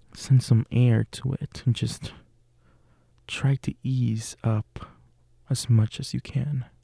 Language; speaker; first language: English; non-native, fluent; Spanish